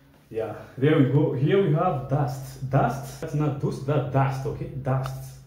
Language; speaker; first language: English; non-native, fluent; Lingala